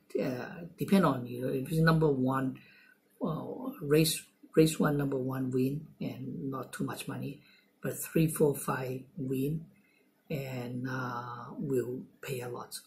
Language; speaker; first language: English; non-native, local second language; Cantonese